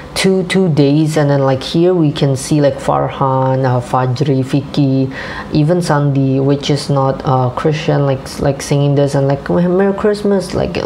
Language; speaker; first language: English; non-native, fluent; Indonesian